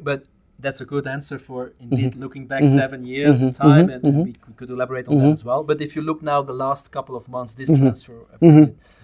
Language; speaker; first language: English; non-native, fluent; Dutch